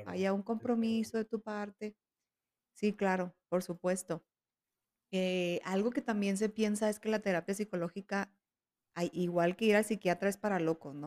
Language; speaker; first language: Spanish; native; Spanish